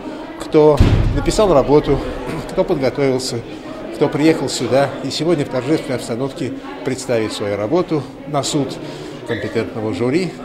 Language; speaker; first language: Russian; native; Russian